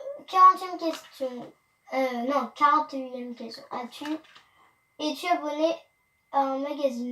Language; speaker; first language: French; native; French